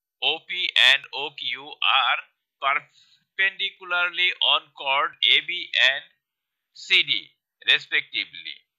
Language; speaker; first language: English; non-native, local second language; Bangla